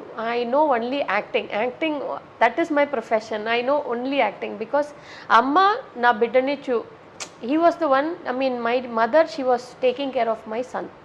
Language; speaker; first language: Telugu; non-native, learner; Tamil